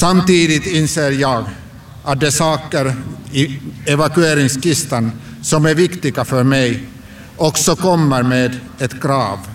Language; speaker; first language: Swedish; non-native, local second language; Finnish